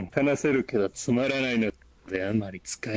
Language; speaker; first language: Japanese; non-native, learner; English